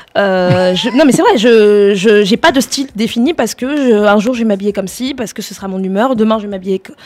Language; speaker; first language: French; native; French